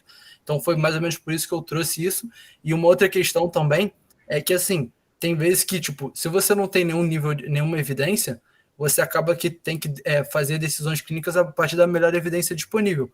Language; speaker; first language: Portuguese; native; Portuguese